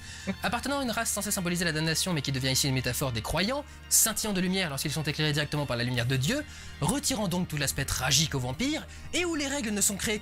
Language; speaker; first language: French; native; French